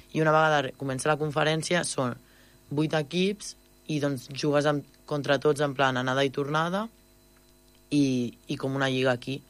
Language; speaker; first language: Catalan; native; Catalan